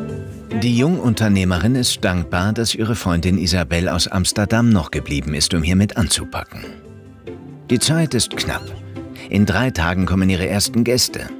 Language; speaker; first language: German; native; German